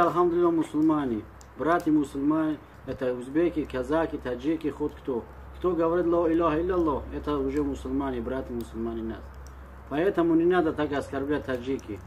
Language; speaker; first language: Russian; non-native, learner; Tajik